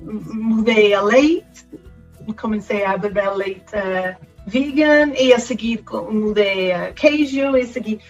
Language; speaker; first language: Portuguese; non-native, fluent; Spanish